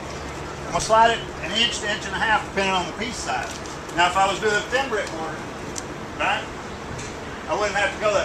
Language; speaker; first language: English; native; English